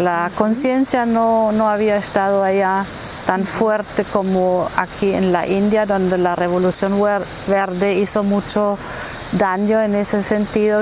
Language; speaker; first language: Spanish; non-native, fluent; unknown